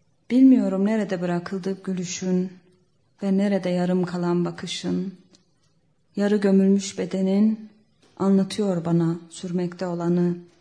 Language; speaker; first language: Turkish; non-native, local second language; Kurdish